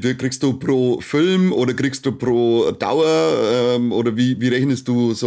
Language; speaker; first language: German; native; German